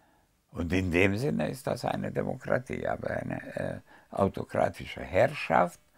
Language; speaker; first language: German; non-native, fluent; Hungarian